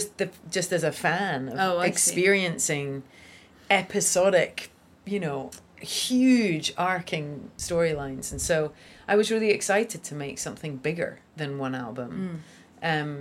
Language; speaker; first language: English; native; English